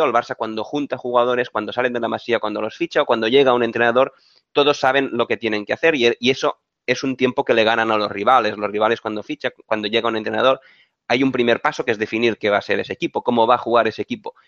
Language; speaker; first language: Spanish; native; Spanish